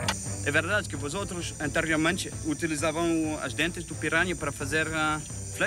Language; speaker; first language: Portuguese; non-native, learner; French